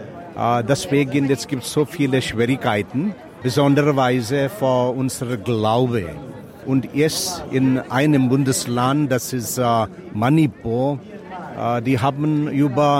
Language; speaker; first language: German; non-native, learner; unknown